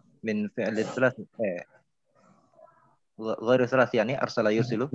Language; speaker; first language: Arabic; non-native, fluent; Indonesian